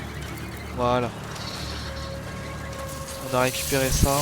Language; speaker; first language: French; native; French